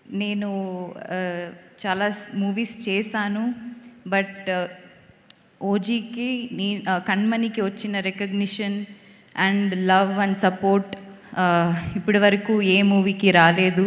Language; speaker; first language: Telugu; non-native, learner; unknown